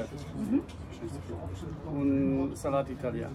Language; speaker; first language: German; non-native, learner; Japanese